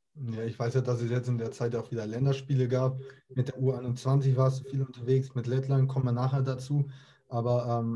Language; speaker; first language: German; native; German